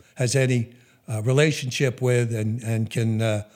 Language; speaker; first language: English; native; English